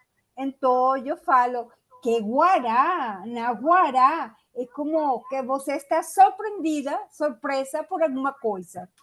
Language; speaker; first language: Portuguese; non-native, fluent; Spanish